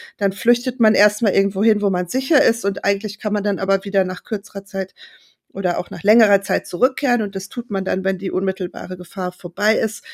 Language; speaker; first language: German; native; German